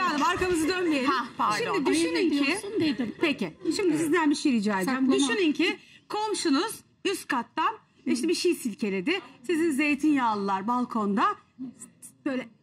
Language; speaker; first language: Turkish; native; Turkish